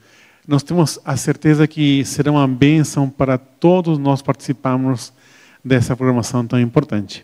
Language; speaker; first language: Portuguese; native; Portuguese